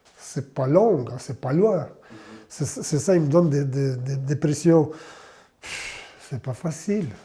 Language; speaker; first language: French; non-native, learner; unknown